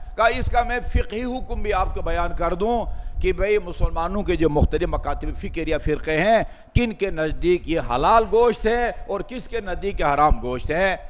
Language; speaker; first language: Urdu; non-native, local second language; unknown